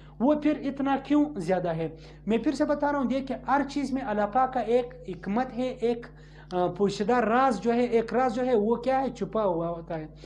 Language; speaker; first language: Urdu; non-native, local second language; Pashto